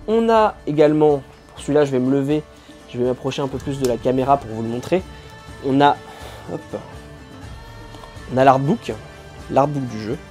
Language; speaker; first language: French; native; French